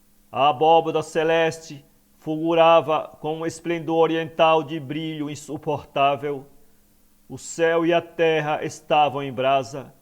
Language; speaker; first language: Portuguese; native; Portuguese